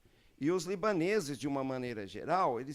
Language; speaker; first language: Portuguese; early bilingual, other home language; Arabic